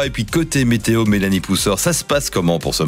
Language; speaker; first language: French; native; French